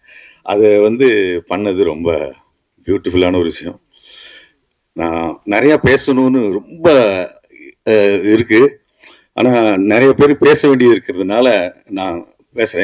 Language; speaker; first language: Tamil; native; Tamil